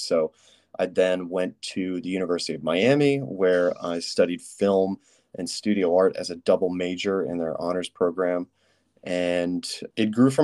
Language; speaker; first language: English; native; English